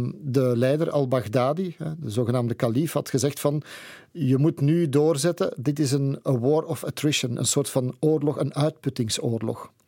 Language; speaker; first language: Dutch; native; Dutch